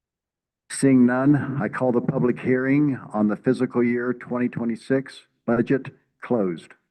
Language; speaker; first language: English; native; English